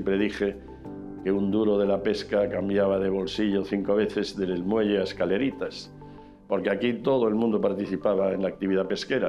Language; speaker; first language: Spanish; native; Spanish